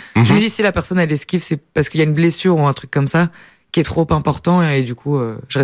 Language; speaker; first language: French; native; French